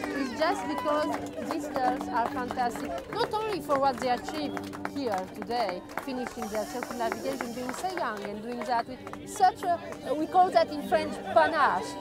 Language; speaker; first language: English; non-native, fluent; French